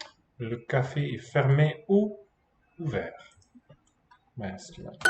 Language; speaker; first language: French; non-native, fluent; English